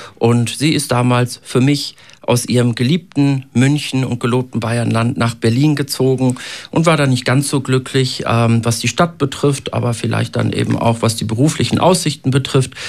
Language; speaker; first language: German; native; German